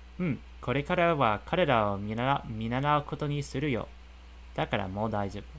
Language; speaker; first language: Japanese; non-native, fluent; English